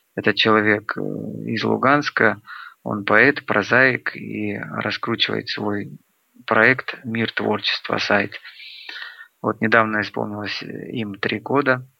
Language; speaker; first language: Russian; native; Russian